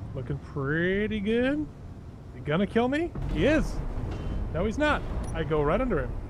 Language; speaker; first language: English; native; English